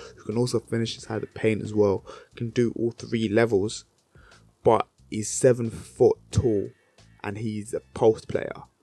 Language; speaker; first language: English; native; English